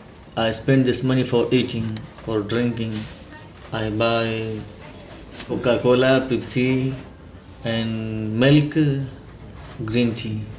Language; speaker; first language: English; non-native, learner; Pashto